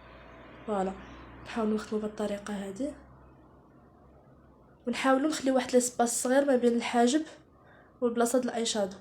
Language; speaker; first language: Arabic; native; Arabic